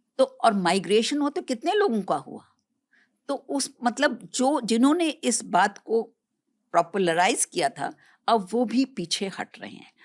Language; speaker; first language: Hindi; native; Hindi